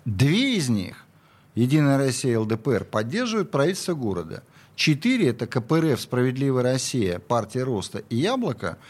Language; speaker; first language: Russian; native; Russian